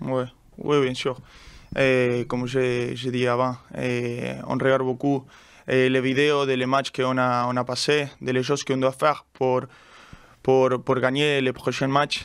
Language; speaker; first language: French; non-native, learner; Spanish